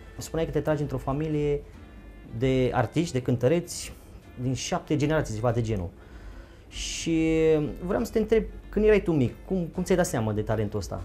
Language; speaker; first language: Romanian; native; Romanian